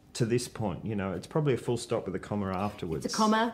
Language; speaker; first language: English; native; English